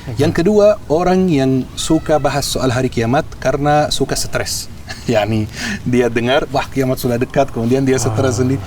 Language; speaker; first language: Indonesian; non-native, fluent; Arabic